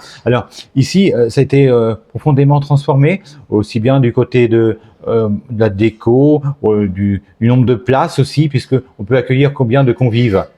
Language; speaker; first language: French; native; French